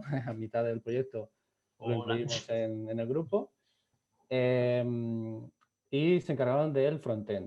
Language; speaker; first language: Spanish; native; Spanish